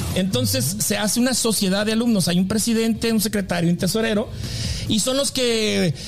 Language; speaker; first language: Spanish; native; Spanish